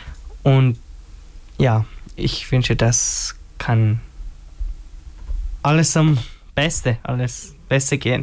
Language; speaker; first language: German; non-native, learner; Albanian